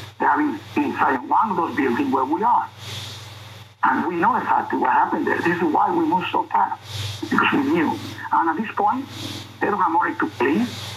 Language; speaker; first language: English; non-native, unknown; Spanish